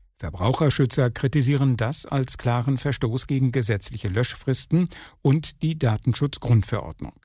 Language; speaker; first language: German; native; German